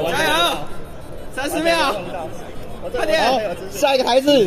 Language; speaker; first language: Chinese; native; Chinese